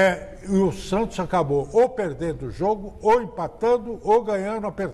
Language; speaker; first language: Portuguese; native; Portuguese